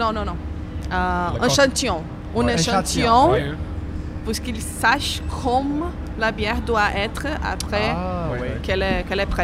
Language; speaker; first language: French; non-native, fluent; Portuguese